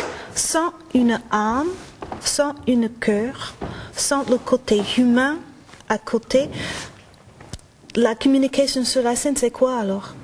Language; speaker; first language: French; non-native, learner; English